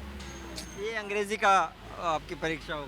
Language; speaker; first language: Hindi; native; Hindi